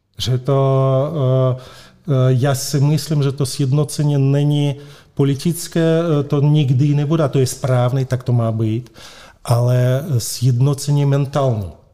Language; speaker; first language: Czech; non-native, fluent; Russian